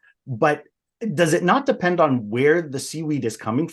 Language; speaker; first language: English; native; English